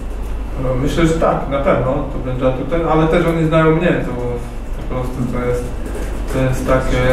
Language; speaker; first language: Polish; non-native, fluent; Slovak